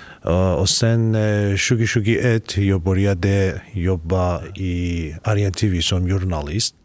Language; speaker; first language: Swedish; non-native, learner; Kurdish